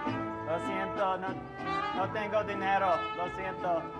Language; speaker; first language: Spanish; non-native, learner; English